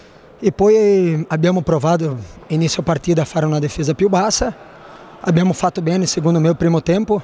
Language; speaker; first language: Italian; non-native, fluent; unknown